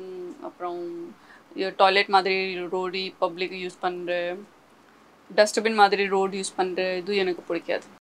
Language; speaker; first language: Tamil; non-native, learner; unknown